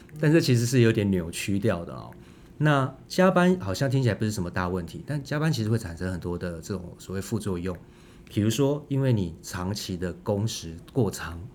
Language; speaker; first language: Chinese; native; Chinese